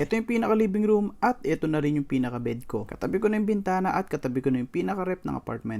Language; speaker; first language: Filipino; native; Filipino